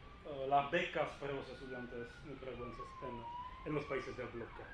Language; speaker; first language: Spanish; non-native, fluent; Czech